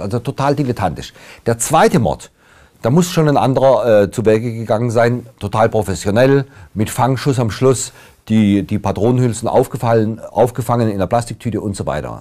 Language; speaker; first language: German; native; German